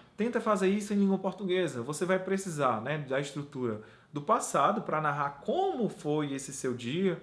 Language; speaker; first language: Portuguese; native; Portuguese